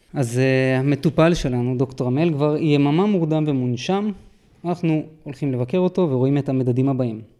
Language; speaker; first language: Hebrew; native; Hebrew